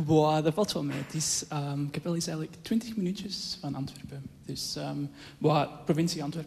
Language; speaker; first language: Dutch; early bilingual, other home language; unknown